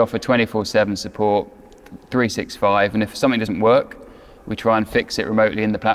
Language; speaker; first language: English; native; English